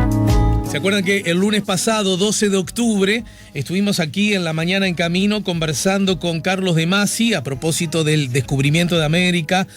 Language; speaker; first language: Spanish; native; Spanish